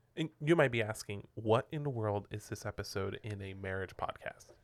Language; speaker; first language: English; non-native, fluent; Spanish